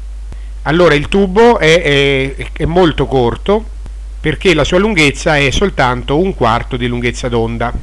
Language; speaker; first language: Italian; native; Italian